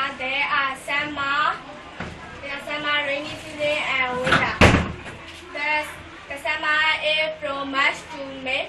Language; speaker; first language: English; non-native, learner; Burmese